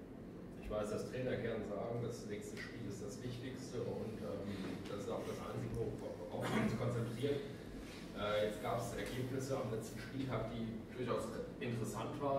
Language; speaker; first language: German; native; German